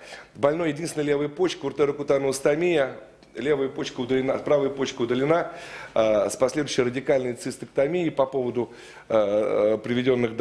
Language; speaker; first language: Russian; native; Russian